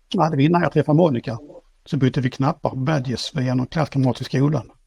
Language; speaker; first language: Swedish; native; Swedish